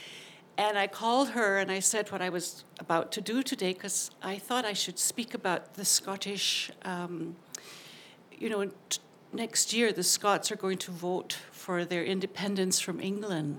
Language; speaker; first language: English; native; English